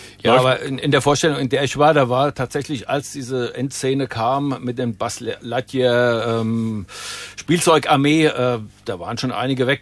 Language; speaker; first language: German; native; German